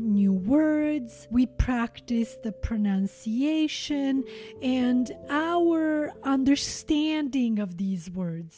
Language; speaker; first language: English; non-native, fluent; Albanian